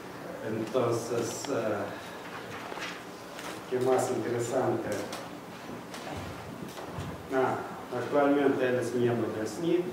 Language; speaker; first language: Spanish; non-native, fluent; Russian